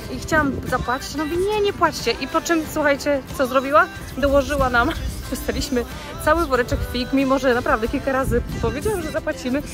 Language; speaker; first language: Polish; native; Polish